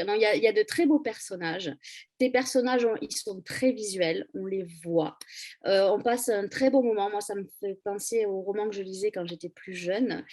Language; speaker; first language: French; native; French